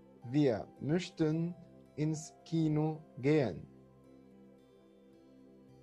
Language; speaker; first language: German; non-native, fluent; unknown